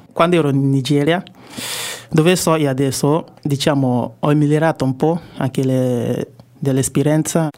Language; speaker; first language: Italian; non-native, learner; Igbo